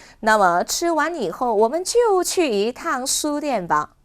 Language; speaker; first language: Chinese; non-native, fluent; Korean